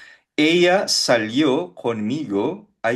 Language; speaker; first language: Spanish; non-native, fluent; Filipino